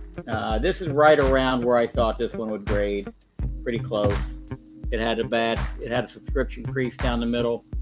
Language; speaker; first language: English; native; English